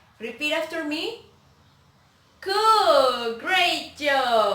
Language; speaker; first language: English; non-native, learner; Spanish